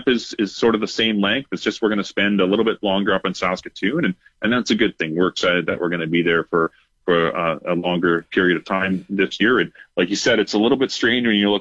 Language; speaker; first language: English; native; English